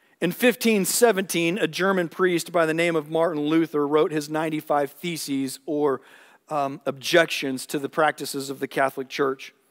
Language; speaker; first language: English; native; English